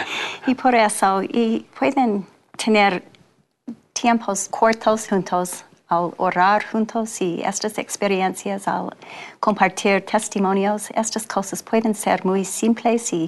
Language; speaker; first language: Spanish; non-native, fluent; English